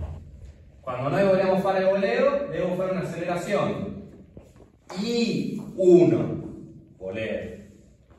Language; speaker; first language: Italian; non-native, fluent; Spanish